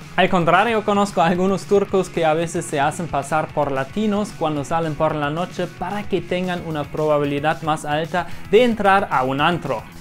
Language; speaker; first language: Spanish; non-native, fluent; German